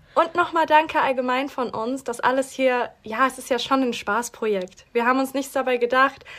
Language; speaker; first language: German; early bilingual, other home language; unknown